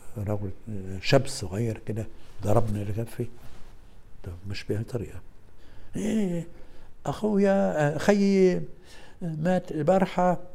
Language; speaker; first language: Arabic; non-native, fluent; German